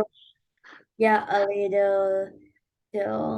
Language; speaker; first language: English; non-native, learner; Vietnamese